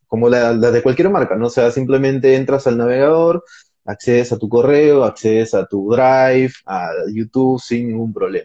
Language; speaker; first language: Spanish; native; Spanish